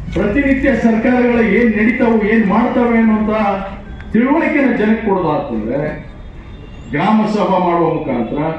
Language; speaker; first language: Kannada; native; Kannada